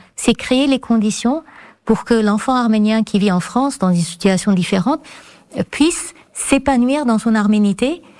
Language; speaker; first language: French; non-native, fluent; Armenian